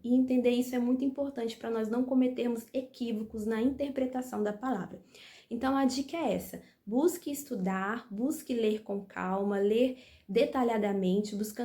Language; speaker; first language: Portuguese; native; Portuguese